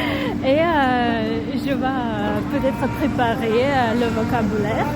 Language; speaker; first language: French; non-native, learner; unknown